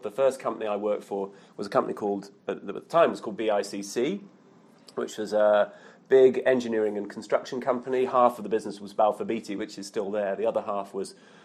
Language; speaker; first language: English; native; English